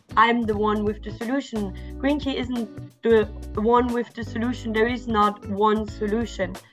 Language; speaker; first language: English; non-native, fluent; German